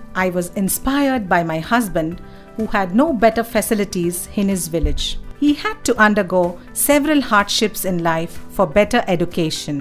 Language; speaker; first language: English; non-native, local second language; Kannada